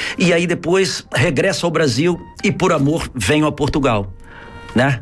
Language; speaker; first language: Portuguese; native; Portuguese